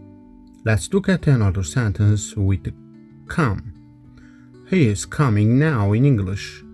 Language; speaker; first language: English; non-native, fluent; Kurdish